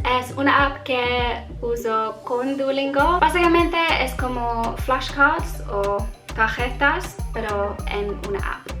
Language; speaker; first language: Spanish; non-native, learner; English